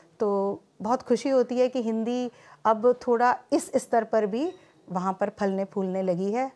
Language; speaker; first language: Hindi; native; Hindi